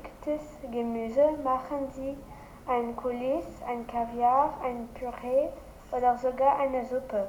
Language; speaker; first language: German; non-native, learner; French